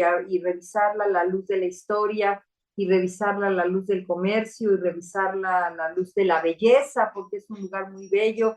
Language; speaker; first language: Spanish; native; Spanish